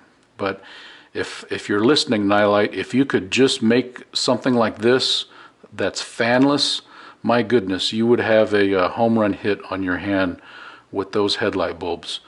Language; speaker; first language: English; native; English